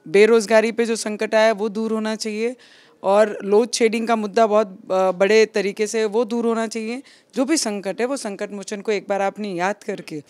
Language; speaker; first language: Hindi; non-native, local second language; Marathi